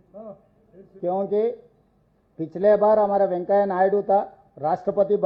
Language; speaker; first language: Hindi; non-native, local second language; Telugu